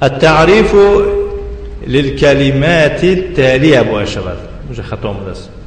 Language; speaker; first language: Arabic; non-native, fluent; Tajik